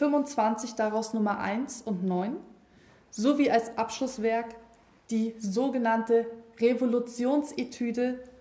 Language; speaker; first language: German; native; German